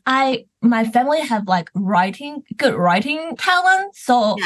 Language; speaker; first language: English; non-native, fluent; Chinese